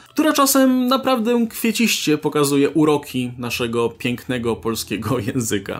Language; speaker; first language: Polish; native; Polish